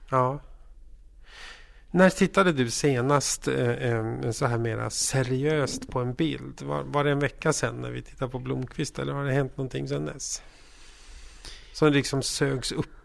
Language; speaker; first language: Swedish; native; Swedish